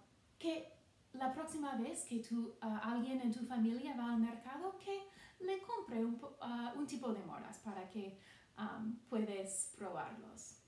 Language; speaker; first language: Spanish; non-native, fluent; English